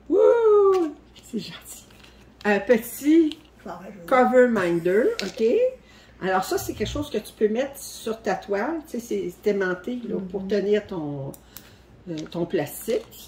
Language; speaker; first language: French; native; French